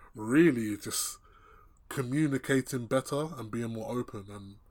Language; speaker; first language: English; native; English